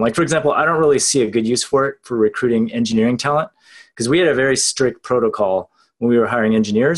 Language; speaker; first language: English; native; English